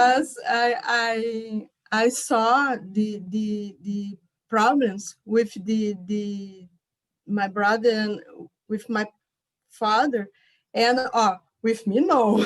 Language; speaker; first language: English; non-native, learner; Portuguese